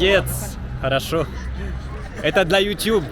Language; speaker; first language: Russian; non-native, learner; Arabic